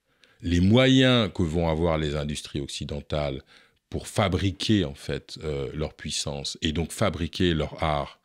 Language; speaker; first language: French; native; French